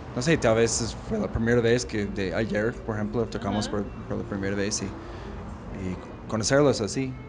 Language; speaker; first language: Spanish; non-native, learner; English